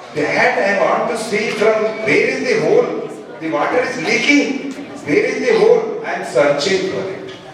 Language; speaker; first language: English; non-native, local second language; Telugu